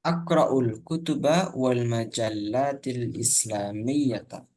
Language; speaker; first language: Arabic; non-native, fluent; Indonesian